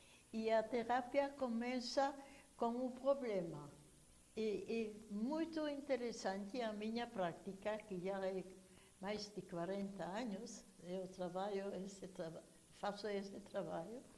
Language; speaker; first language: Portuguese; non-native, fluent; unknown